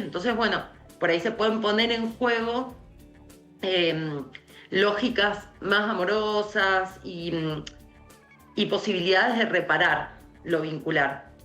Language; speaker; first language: Spanish; native; Spanish